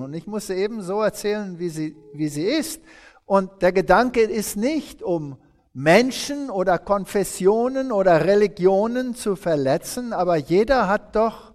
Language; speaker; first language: German; early bilingual, heritage; German